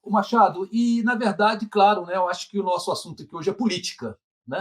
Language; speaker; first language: Portuguese; native; Portuguese